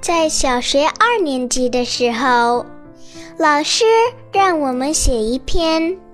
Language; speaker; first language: Chinese; early bilingual, other home language; English